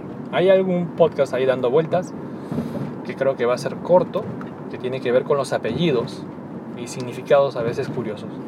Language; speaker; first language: Spanish; native; Spanish